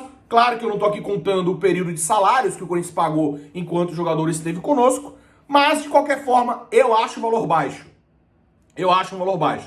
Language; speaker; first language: Portuguese; native; Portuguese